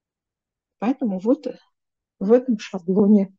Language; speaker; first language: Russian; native; Russian